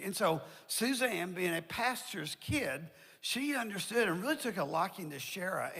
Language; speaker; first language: English; native; English